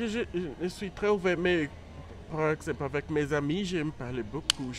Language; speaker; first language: French; non-native, learner; Portuguese